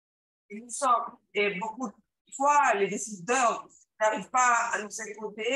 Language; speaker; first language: French; non-native, learner; English